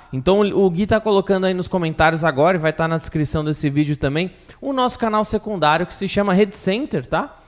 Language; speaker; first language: Portuguese; native; Portuguese